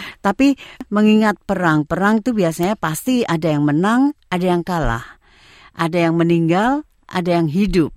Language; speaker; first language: Indonesian; native; Indonesian